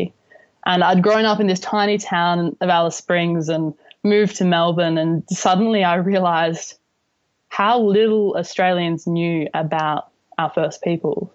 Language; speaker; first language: English; native; English